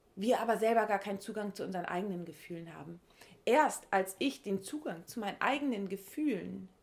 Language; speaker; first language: German; native; German